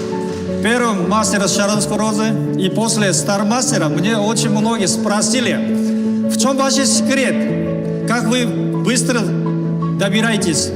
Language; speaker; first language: Russian; non-native, learner; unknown